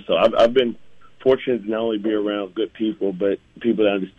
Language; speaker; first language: English; native; English